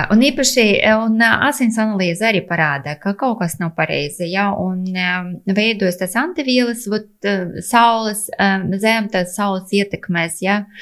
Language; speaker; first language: Latvian; non-native, local second language; Russian